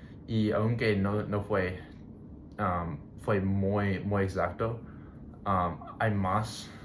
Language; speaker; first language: Spanish; non-native, learner; English